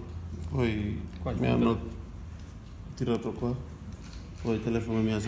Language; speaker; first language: Italian; non-native, learner; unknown